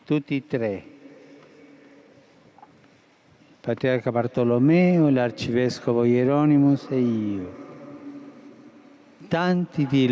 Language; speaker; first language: Italian; non-native, fluent; Spanish